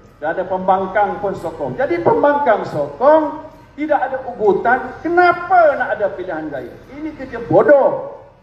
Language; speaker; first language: Malay; native; Malay